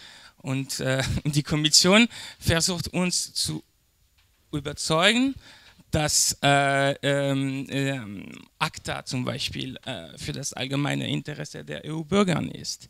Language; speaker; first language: German; non-native, learner; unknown